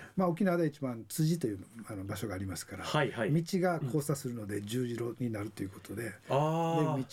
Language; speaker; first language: Japanese; native; Japanese